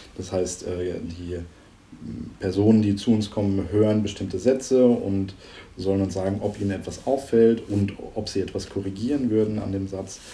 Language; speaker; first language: German; native; German